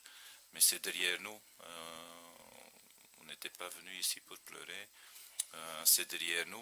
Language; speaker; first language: French; non-native, fluent; Dutch